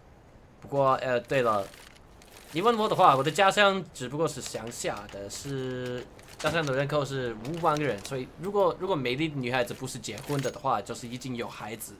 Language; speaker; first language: Chinese; non-native, learner; English